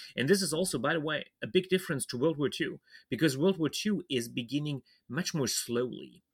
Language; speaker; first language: English; non-native, fluent; German